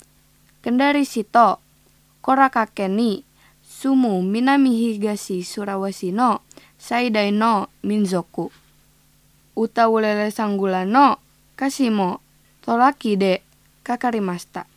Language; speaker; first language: Japanese; non-native, fluent; Indonesian